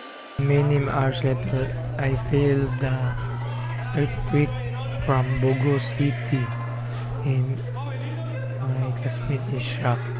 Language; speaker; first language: English; non-native, learner; Cebuano